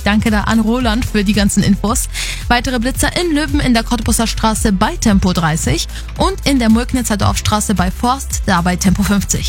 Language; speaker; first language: German; native; German